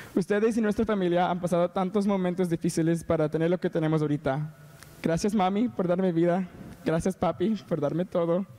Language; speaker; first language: Spanish; early bilingual, heritage; Spanish